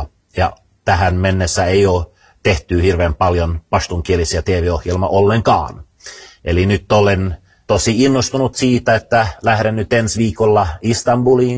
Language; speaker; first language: Finnish; early bilingual, heritage; Finnish